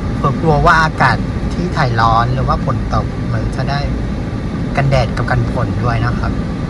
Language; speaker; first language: Thai; non-native, fluent; Vietnamese